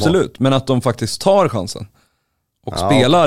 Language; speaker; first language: Swedish; native; Swedish